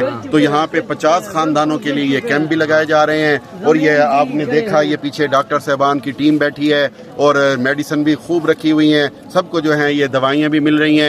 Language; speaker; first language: Urdu; native; Urdu